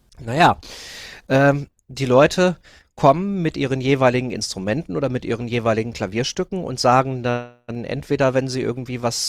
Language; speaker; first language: German; native; German